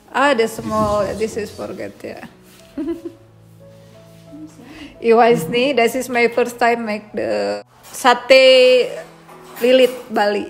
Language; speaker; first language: English; non-native, learner; Indonesian